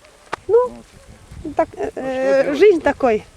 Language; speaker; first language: Russian; non-native, learner; Estonian